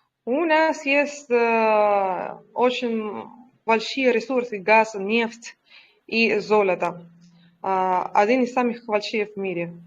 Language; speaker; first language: Russian; non-native, learner; Spanish